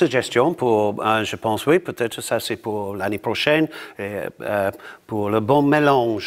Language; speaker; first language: French; non-native, learner; English